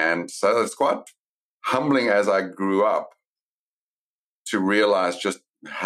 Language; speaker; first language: English; native; English